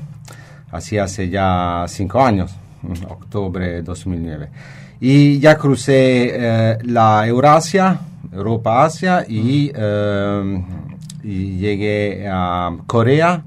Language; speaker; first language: Spanish; non-native, fluent; Italian